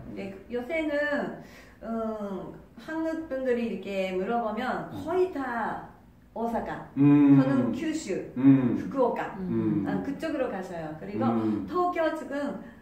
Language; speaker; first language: Korean; non-native, fluent; Japanese